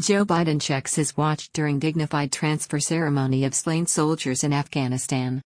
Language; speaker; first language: English; native; English